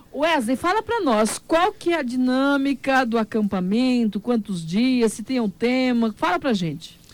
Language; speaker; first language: Portuguese; native; Portuguese